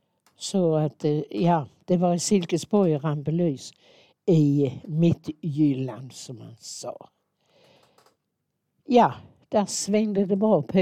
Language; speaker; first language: Swedish; native; Swedish